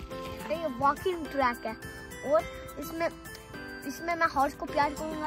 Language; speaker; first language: Hindi; early bilingual, heritage; Urdu